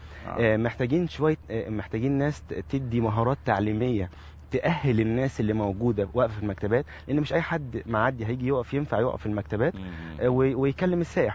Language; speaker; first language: Arabic; native; Arabic